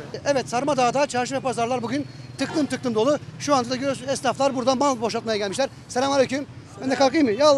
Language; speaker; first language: Turkish; native; Turkish